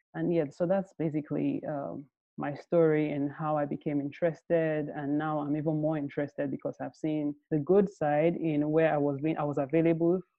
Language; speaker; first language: English; non-native, local second language; Yoruba